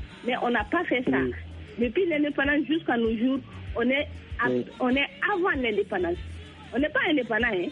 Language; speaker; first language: French; non-native, local second language; Bambara